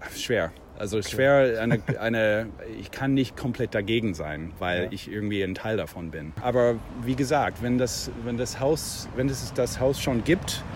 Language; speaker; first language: German; non-native, fluent; English